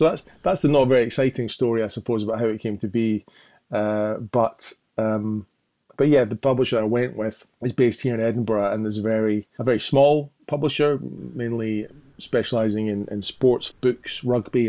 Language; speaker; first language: English; native; English